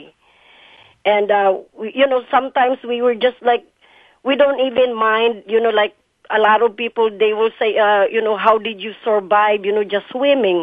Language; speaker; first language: English; non-native, local second language; Cebuano